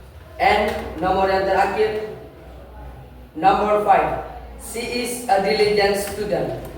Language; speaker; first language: English; non-native, learner; Indonesian